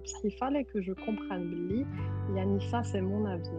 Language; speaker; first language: French; non-native, local second language; Arabic